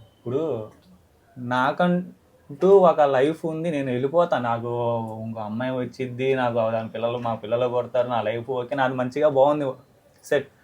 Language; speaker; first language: Telugu; native; Telugu